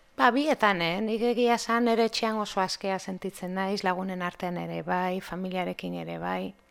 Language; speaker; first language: Basque; non-native, local second language; Spanish